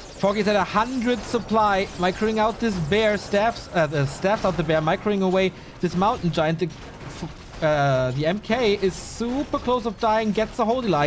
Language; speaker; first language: English; non-native, fluent; German